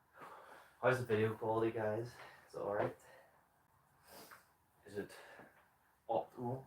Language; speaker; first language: English; native; English